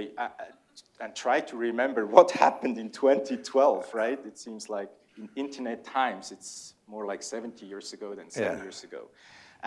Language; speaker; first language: English; non-native, fluent; German